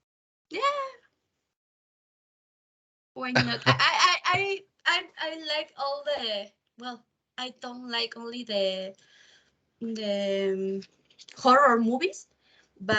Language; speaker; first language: English; non-native, learner; Spanish